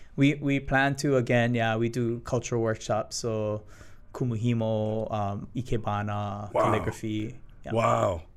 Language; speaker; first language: English; native; English